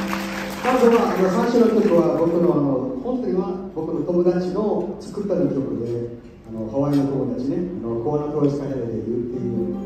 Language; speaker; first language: Japanese; non-native, learner; English